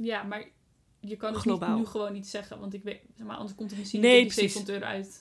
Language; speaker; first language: Dutch; native; Dutch